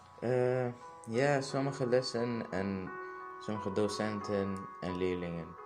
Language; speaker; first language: Dutch; non-native, learner; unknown